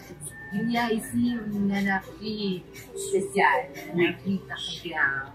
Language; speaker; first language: French; non-native, learner; Spanish